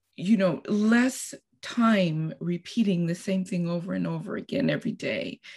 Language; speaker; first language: English; non-native, fluent; Spanish